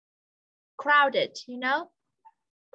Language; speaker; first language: English; non-native, fluent; Vietnamese